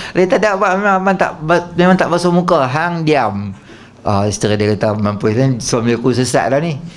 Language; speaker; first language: Malay; native; Malay